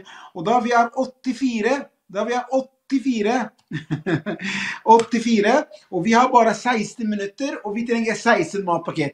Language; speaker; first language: Norwegian; non-native, fluent; Arabic